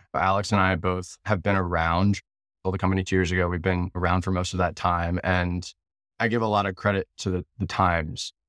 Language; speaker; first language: English; native; English